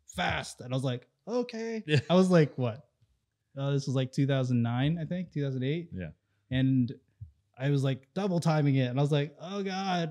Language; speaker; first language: English; native; English